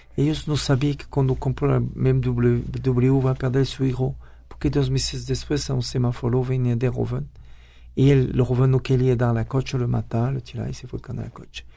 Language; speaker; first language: Spanish; non-native, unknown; French